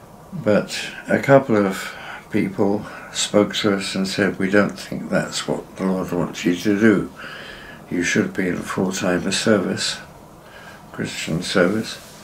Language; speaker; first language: English; native; English